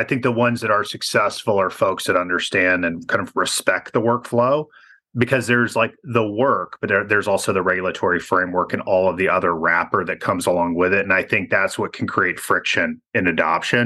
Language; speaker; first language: English; native; English